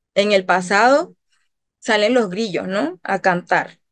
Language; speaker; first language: Spanish; native; Spanish